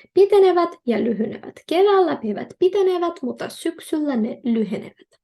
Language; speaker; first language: Finnish; non-native, fluent; Ukrainian